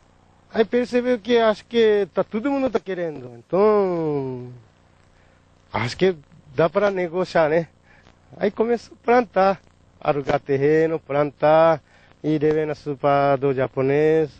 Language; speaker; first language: Portuguese; non-native, learner; Japanese